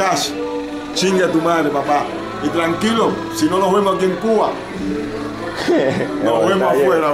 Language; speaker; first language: Spanish; native; Spanish